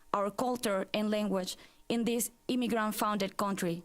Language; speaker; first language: English; non-native, fluent; Spanish